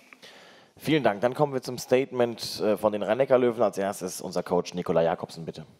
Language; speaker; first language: German; native; German